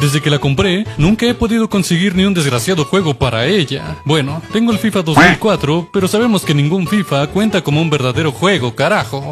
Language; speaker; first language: Spanish; native; Spanish